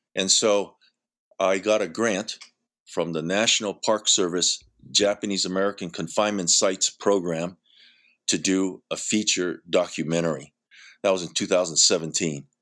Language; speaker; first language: English; native; English